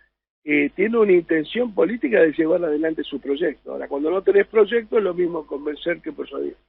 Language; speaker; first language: Spanish; native; Spanish